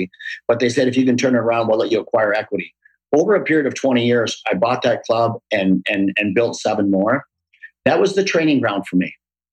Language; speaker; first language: English; native; English